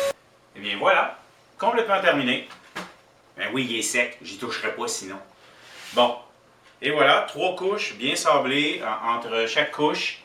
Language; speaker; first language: French; native; French